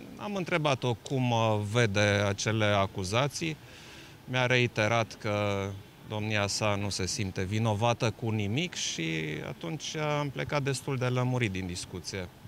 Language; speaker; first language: Romanian; non-native, local second language; German